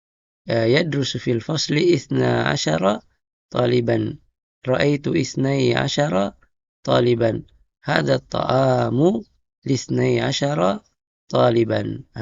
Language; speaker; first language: Arabic; non-native, fluent; Indonesian